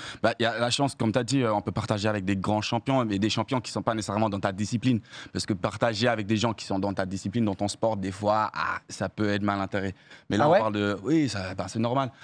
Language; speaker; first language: French; early bilingual, heritage; English